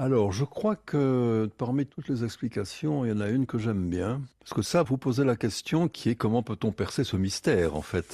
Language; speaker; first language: French; native; French